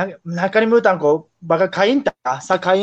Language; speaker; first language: Filipino; non-native, learner; Japanese